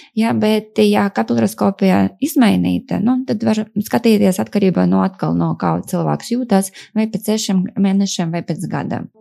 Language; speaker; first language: Latvian; non-native, local second language; Russian